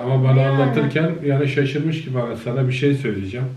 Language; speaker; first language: Turkish; native; Turkish